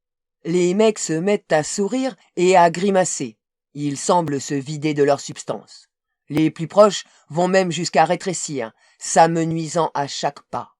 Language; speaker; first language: French; native; French